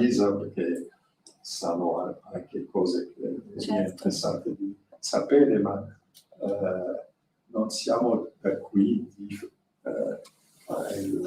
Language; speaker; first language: Italian; non-native, learner; French